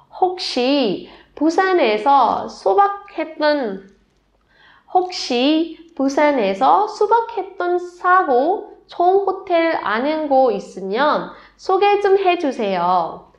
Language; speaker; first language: Korean; non-native, learner; Burmese